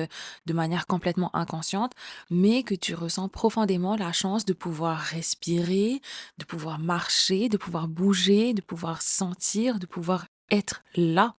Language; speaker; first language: French; native; French